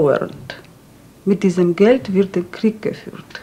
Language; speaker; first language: German; non-native, fluent; Georgian